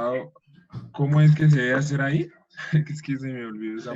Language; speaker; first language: Spanish; native; Spanish